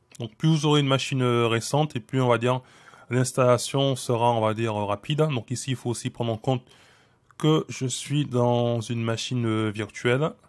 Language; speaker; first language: French; native; French